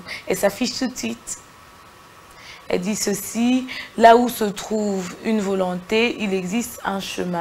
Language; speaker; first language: French; non-native, local second language; Lingala